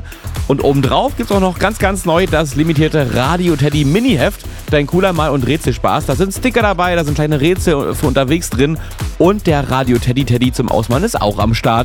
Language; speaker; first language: German; native; German